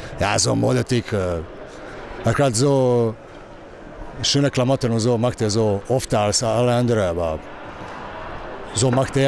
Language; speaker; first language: German; non-native, learner; Croatian